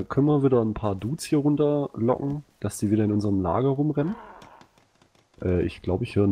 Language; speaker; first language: German; native; German